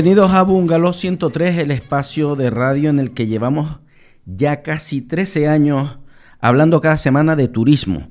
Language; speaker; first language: Spanish; native; Spanish